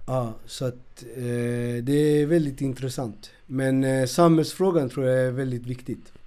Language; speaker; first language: Swedish; early bilingual, other home language; Spanish